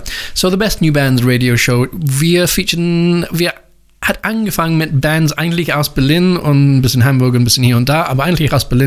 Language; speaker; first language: German; non-native, learner; English